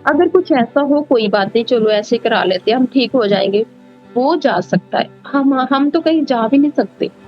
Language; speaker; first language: Hindi; non-native, local second language; Punjabi